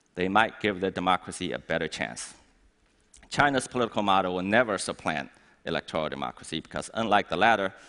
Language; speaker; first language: English; non-native, fluent; Chinese